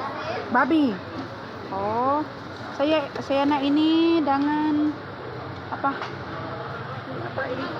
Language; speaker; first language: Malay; non-native, learner; Filipino